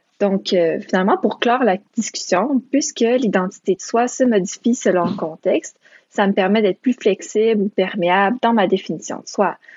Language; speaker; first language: French; early bilingual, other home language; Romanian